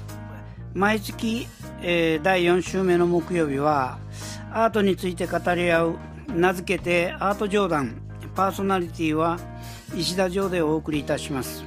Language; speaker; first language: Japanese; native; Japanese